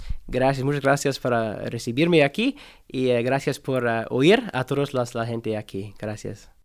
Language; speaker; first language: Spanish; non-native, learner; English